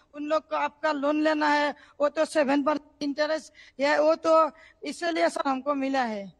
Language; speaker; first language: Hindi; non-native, local second language; Assamese